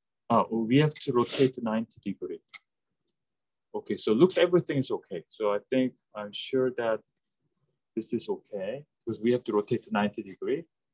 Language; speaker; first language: English; non-native, fluent; Korean